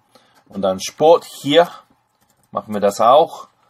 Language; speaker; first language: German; non-native, fluent; English